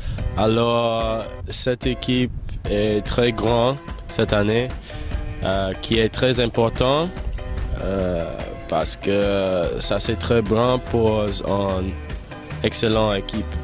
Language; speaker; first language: French; early bilingual, heritage; French